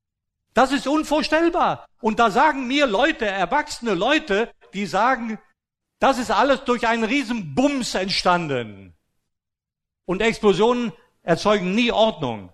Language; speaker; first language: German; native; German